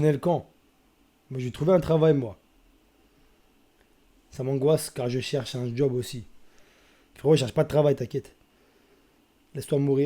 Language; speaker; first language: French; native; French